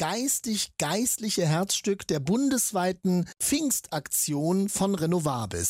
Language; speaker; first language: German; native; German